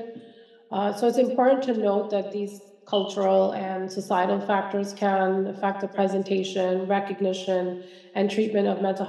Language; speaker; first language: English; non-native, local second language; Malayalam